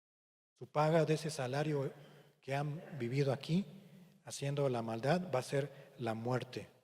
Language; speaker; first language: Spanish; native; Spanish